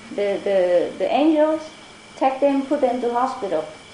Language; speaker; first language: English; non-native, fluent; Vietnamese